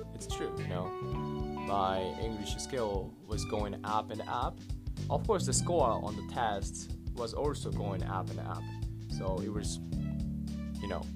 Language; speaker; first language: English; non-native, fluent; Japanese